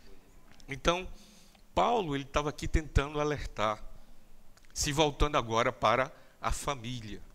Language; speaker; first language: Portuguese; native; Portuguese